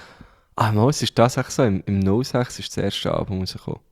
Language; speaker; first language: German; native; German